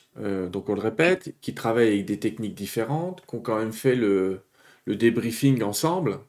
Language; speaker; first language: French; native; French